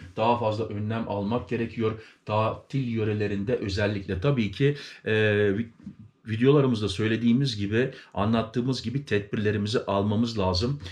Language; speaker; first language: Turkish; native; Turkish